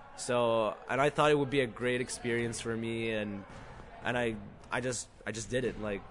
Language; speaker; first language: English; non-native, fluent; Arabic